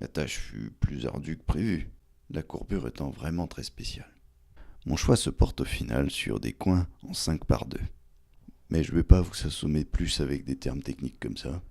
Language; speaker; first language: French; native; French